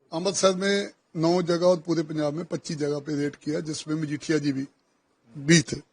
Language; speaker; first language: Hindi; non-native, local second language; Punjabi